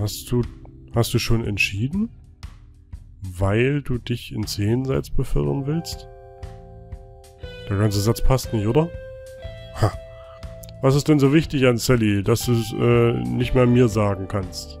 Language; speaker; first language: German; native; German